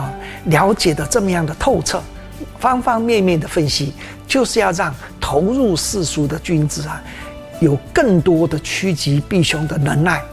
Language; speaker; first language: Chinese; native; Chinese